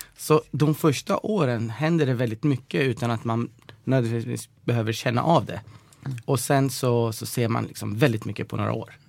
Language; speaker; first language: Swedish; early bilingual, other home language; Persian